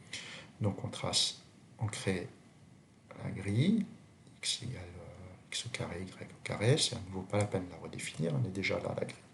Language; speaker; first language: French; native; French